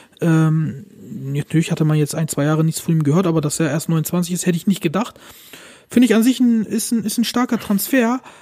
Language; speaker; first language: German; early bilingual, other home language; Turkish